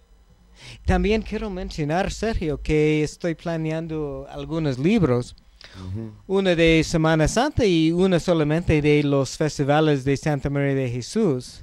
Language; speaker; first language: Spanish; non-native, learner; English